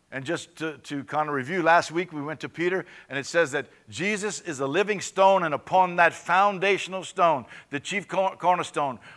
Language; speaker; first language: English; native; English